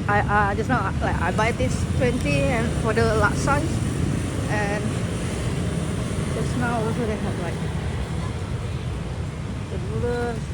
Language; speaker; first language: English; non-native, learner; Indonesian